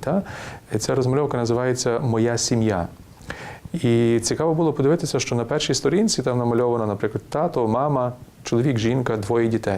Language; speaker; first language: Ukrainian; native; Ukrainian